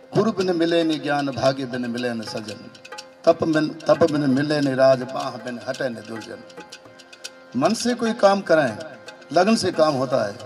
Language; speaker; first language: Hindi; native; Hindi